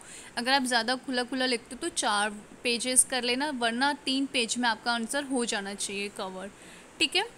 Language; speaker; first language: Hindi; native; Hindi